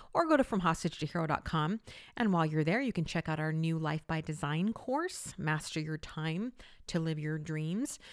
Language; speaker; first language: English; native; English